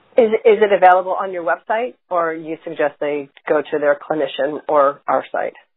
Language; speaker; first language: English; native; English